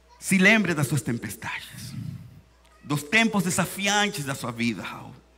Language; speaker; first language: Portuguese; non-native, fluent; Spanish